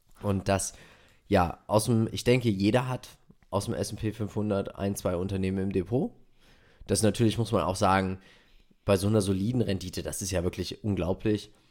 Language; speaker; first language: German; native; German